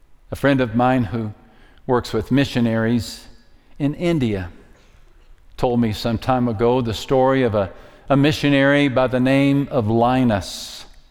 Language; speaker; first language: English; native; English